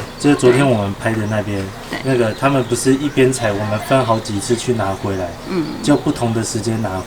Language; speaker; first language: Chinese; native; Chinese